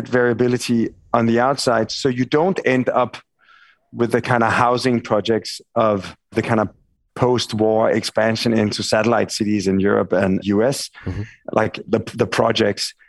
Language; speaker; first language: English; non-native, fluent; Danish